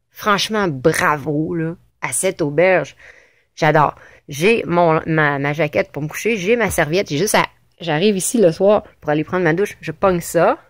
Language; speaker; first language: French; native; French